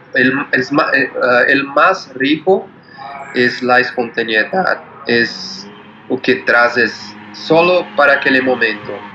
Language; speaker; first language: Spanish; non-native, learner; Portuguese